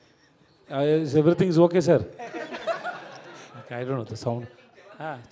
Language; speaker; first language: Telugu; non-native, learner; Tamil